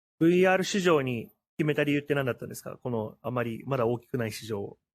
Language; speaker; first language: Japanese; native; Japanese